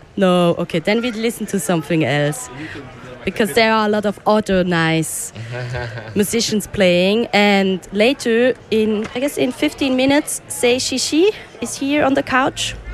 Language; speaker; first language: English; non-native, fluent; German